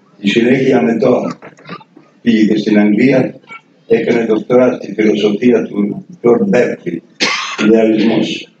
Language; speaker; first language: Greek; non-native, fluent; Serbian